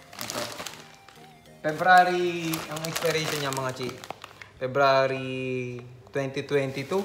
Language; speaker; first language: Filipino; native; Filipino